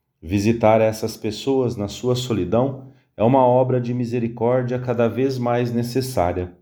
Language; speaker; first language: Portuguese; native; Portuguese